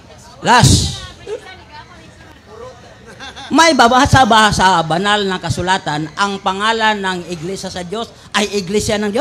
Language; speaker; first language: Filipino; non-native, local second language; Cebuano